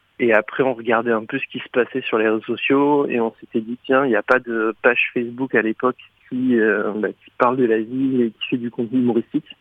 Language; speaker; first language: French; native; French